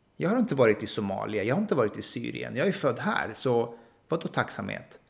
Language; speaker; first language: Swedish; early bilingual, other home language; Persian